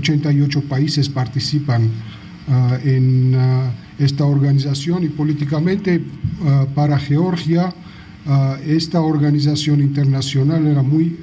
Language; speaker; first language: Spanish; non-native, fluent; Georgian